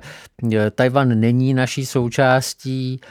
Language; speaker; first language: Czech; native; Czech